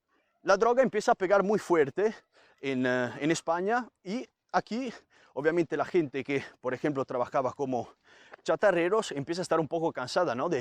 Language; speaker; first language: Spanish; non-native, fluent; Italian